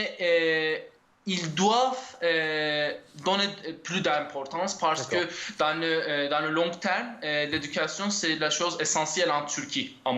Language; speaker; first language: French; non-native, fluent; Turkish